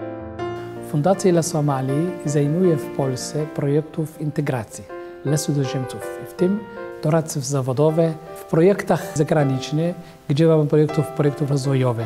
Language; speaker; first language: Polish; non-native, learner; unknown